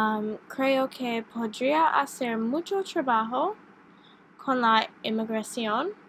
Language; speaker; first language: Spanish; non-native, learner; English